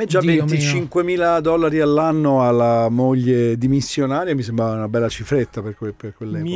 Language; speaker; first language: Italian; native; Italian